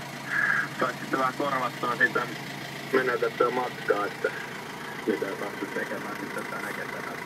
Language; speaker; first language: Finnish; native; Finnish